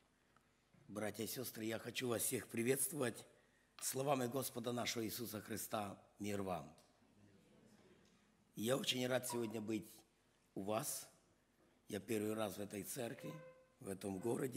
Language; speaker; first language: Russian; non-native, local second language; Ukrainian